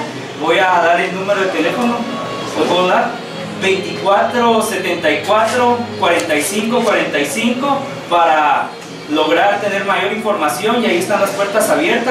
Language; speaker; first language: Spanish; native; Spanish